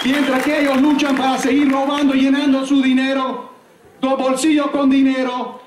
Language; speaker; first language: Spanish; early bilingual, heritage; Spanish